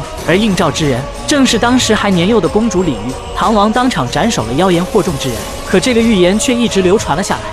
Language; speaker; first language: Chinese; native; Chinese